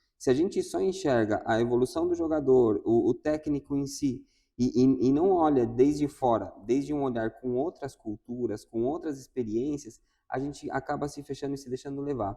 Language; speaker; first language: Portuguese; non-native, fluent; Spanish